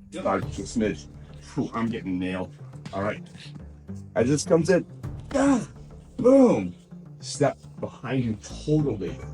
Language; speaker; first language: English; native; English